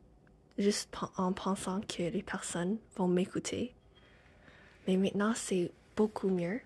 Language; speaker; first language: French; non-native, fluent; English